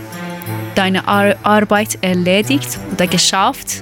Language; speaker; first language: German; non-native, learner; Persian